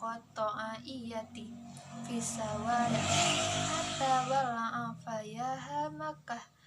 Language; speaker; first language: Arabic; non-native, learner; Indonesian